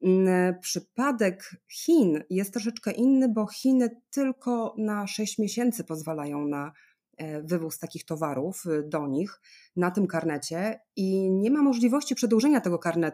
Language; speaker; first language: Polish; native; Polish